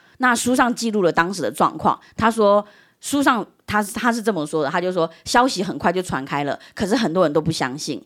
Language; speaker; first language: Chinese; early bilingual, heritage; Chinese